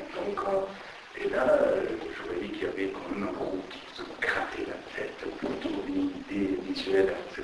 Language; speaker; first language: French; non-native, fluent; Persian